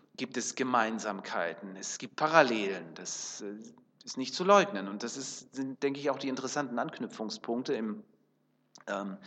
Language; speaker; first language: German; early bilingual, other home language; Russian